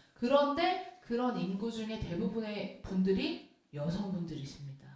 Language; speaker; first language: Korean; native; Korean